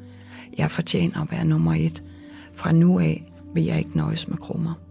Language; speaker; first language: Danish; native; Danish